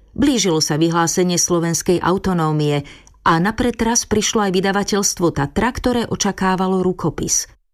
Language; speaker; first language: Slovak; native; Slovak